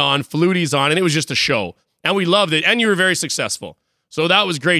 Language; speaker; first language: English; native; English